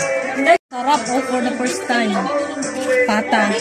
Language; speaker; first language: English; non-native, local second language; Filipino